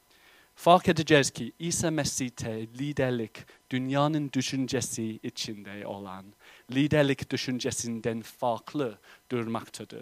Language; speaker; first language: Turkish; non-native, fluent; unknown